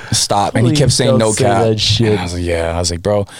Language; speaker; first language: English; native; English